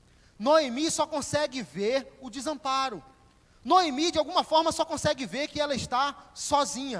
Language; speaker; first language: Portuguese; native; Portuguese